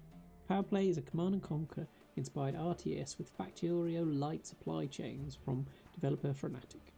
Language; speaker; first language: English; native; English